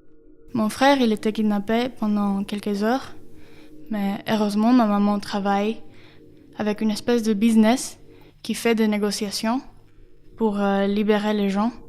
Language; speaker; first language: French; non-native, fluent; Spanish